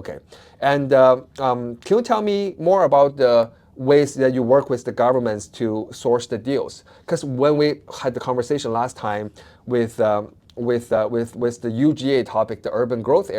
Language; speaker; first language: English; non-native, fluent; Chinese